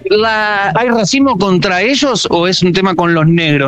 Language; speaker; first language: Spanish; native; Spanish